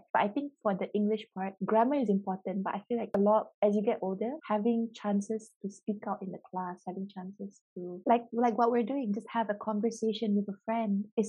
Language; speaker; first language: English; native; English